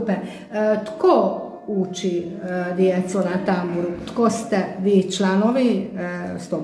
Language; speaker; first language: Croatian; native; Croatian